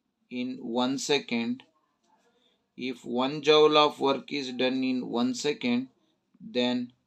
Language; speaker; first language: English; non-native, local second language; Kannada